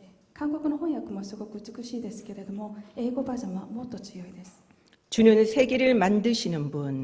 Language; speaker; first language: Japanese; non-native, fluent; Korean